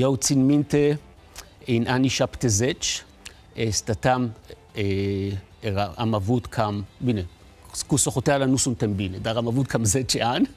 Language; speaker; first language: Romanian; non-native, fluent; Hebrew